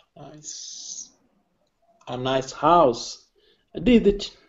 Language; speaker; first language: English; non-native, learner; Portuguese